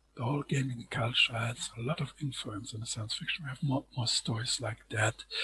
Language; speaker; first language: English; non-native, fluent; German